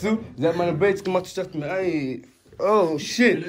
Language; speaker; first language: German; native; German